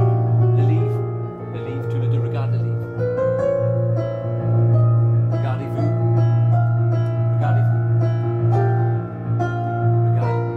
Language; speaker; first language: French; native; French